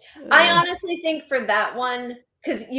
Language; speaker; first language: English; native; English